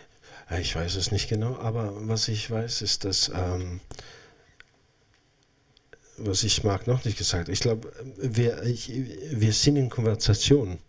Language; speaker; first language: German; non-native, local second language; French